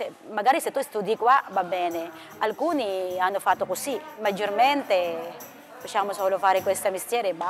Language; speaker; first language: Italian; non-native, fluent; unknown